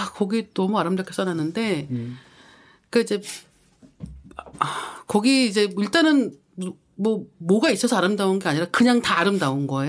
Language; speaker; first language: Korean; native; Korean